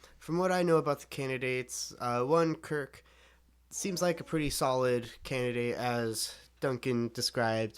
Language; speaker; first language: English; native; English